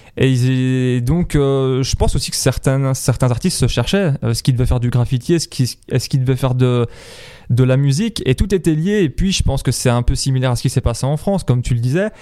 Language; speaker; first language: French; native; French